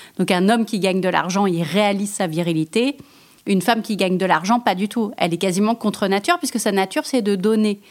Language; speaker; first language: French; native; French